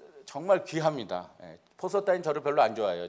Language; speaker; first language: Korean; native; Korean